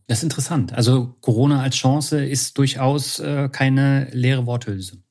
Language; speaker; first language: German; native; German